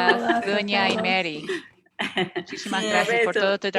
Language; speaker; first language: Spanish; non-native, fluent; English